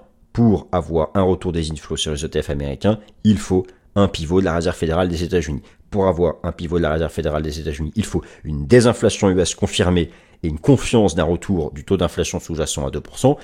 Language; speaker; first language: French; native; French